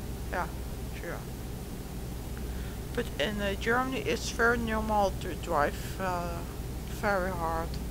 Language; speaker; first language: English; non-native, learner; Dutch